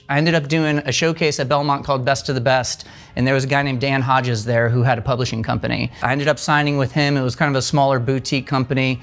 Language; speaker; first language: English; native; English